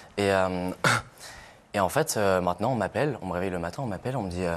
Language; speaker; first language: French; native; French